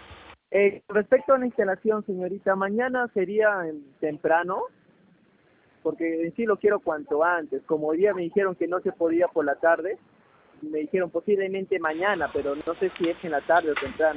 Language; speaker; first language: Spanish; native; Spanish